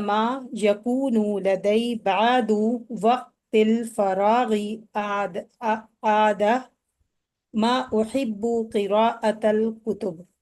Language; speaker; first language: Arabic; non-native, learner; Urdu